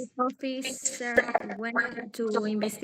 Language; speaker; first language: English; non-native, learner; Spanish